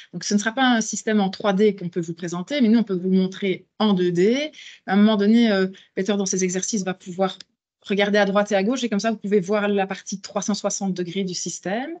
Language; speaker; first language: French; native; French